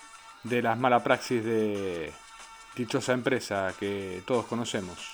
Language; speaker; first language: Spanish; native; Spanish